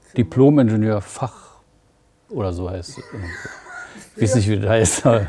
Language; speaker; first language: German; native; German